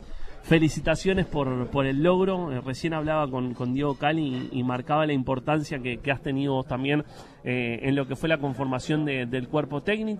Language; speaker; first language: Spanish; native; Spanish